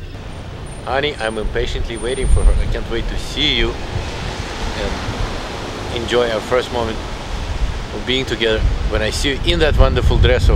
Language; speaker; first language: English; non-native, fluent; Russian